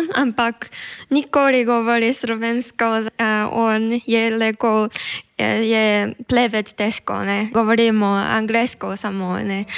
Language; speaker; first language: Slovenian; non-native, learner; Japanese